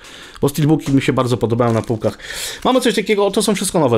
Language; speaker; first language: Polish; native; Polish